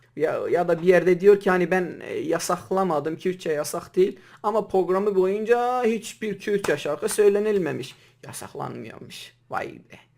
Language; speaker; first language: Turkish; non-native, local second language; Kurdish